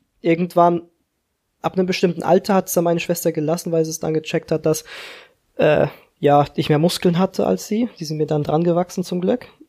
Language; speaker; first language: German; early bilingual, other home language; Czech